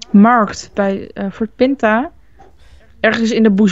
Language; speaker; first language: Dutch; native; Dutch